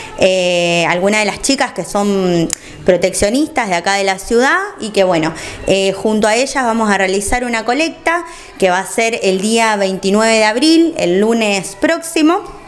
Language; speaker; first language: Spanish; native; Spanish